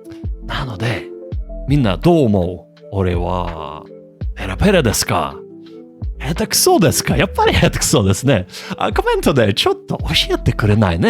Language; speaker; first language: Japanese; non-native, learner; English